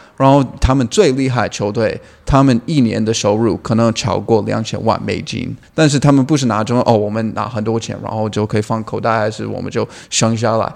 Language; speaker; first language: Chinese; non-native, fluent; English